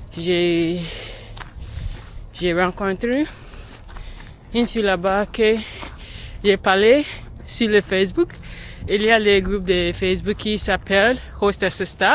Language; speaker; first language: French; non-native, learner; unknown